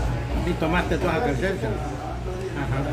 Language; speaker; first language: Spanish; native; Spanish